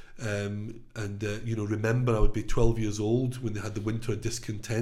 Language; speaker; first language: English; native; English